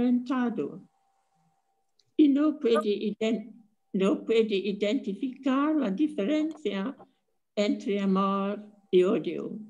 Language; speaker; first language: Spanish; non-native, fluent; English